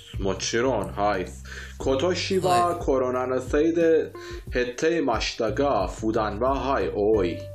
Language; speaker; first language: Japanese; non-native, fluent; Persian